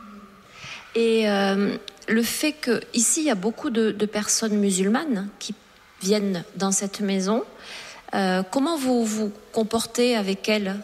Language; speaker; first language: French; native; French